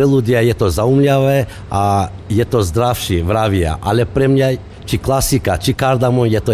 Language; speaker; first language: Slovak; non-native, local second language; Macedonian